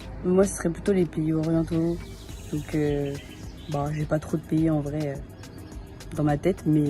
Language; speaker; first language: French; native; French